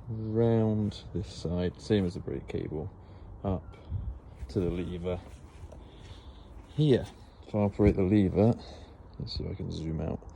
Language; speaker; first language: English; native; English